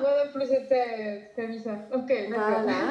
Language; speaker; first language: French; non-native, fluent; Spanish